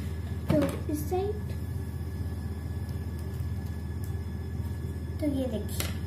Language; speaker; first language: Hindi; native; Hindi